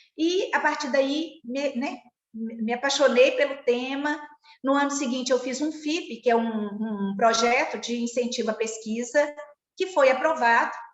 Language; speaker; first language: Portuguese; native; Portuguese